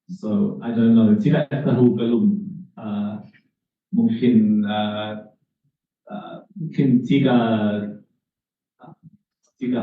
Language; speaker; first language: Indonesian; non-native, learner; English